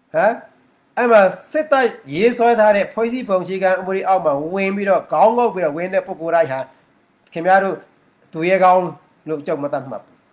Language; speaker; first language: Burmese; non-native, local second language; Mon